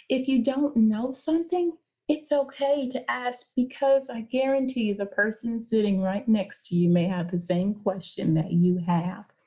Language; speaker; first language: English; native; English